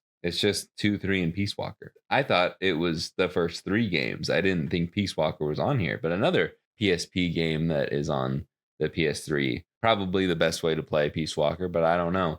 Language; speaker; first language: English; native; English